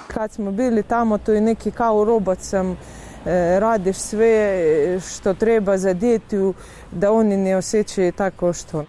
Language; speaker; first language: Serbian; non-native, learner; Russian